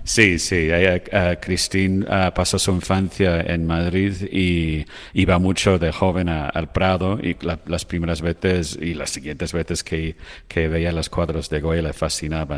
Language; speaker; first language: Spanish; non-native, fluent; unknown